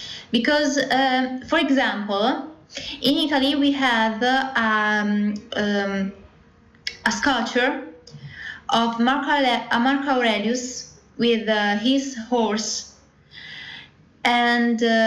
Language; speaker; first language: English; non-native, learner; Italian